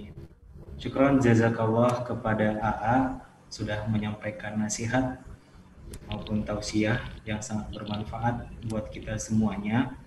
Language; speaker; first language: Indonesian; native; Indonesian